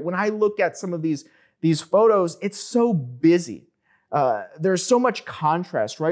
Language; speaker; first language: English; native; English